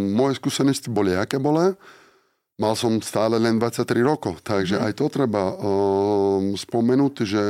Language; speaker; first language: Slovak; non-native, fluent; Italian